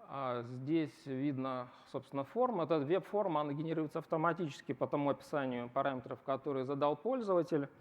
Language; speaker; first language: Russian; native; Russian